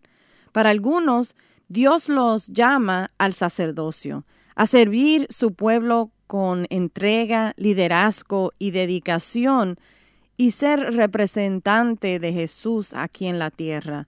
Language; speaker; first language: Spanish; native; Spanish